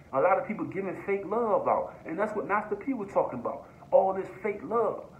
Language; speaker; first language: English; native; English